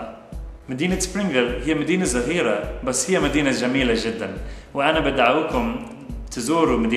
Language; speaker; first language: Arabic; non-native, fluent; English